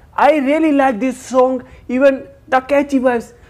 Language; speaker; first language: English; non-native, local second language; Hindi